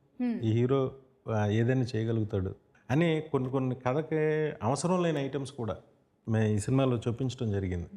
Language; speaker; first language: Telugu; native; Telugu